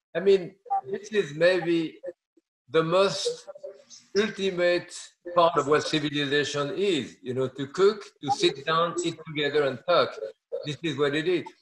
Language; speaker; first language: English; non-native, fluent; French